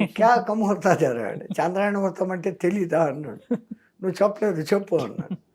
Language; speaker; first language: Telugu; non-native, local second language; Hindi